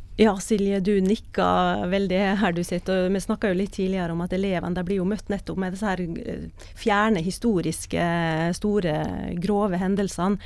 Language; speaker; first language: Norwegian; native; Norwegian